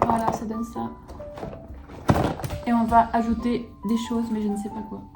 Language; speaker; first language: French; native; French